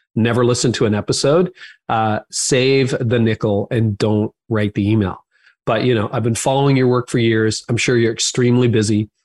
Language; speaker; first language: English; native; English